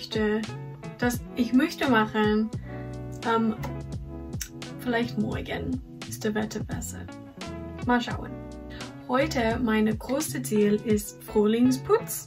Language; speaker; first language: German; non-native, fluent; English